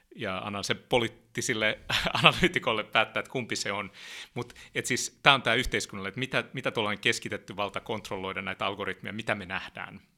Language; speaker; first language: Finnish; early bilingual, heritage; Finnish